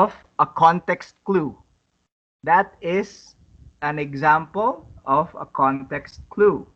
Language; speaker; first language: English; non-native, fluent; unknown